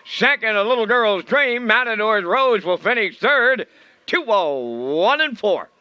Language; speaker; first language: English; native; English